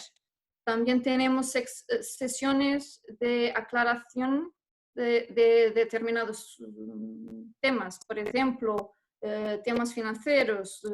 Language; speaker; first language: Spanish; non-native, fluent; Portuguese